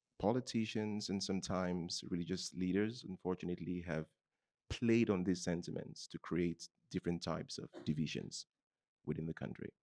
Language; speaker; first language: English; non-native, local second language; Yoruba